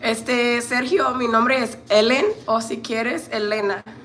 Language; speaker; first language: Spanish; non-native, learner; English